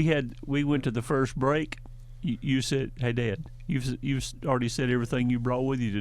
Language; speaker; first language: English; native; English